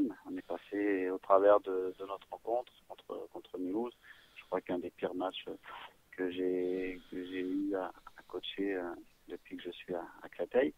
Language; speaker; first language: French; native; French